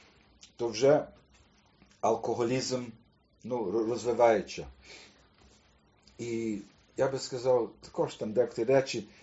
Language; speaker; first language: Ukrainian; early bilingual, heritage; Ukrainian